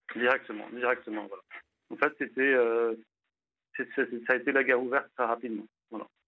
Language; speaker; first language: French; native; French